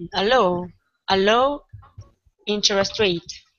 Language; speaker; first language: English; non-native, learner; Italian